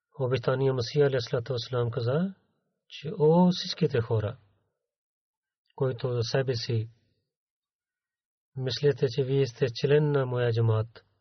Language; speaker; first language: Bulgarian; non-native, learner; Urdu